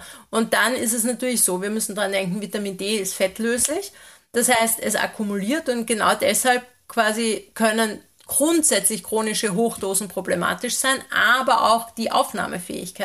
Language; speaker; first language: German; native; German